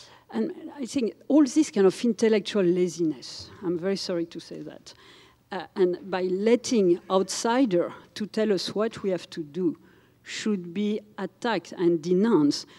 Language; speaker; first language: English; non-native, fluent; French